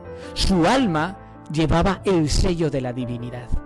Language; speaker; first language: Spanish; native; Spanish